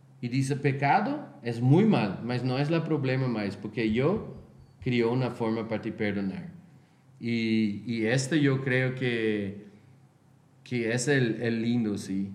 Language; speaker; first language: Spanish; non-native, fluent; Portuguese